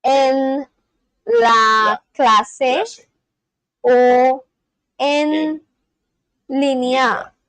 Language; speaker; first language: Spanish; non-native, learner; English